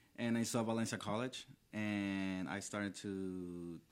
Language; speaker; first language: English; non-native, learner; Spanish